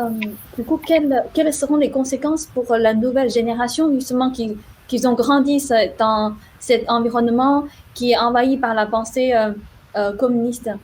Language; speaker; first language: French; non-native, fluent; Chinese